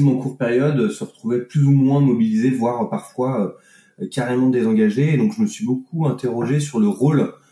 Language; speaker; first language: French; native; French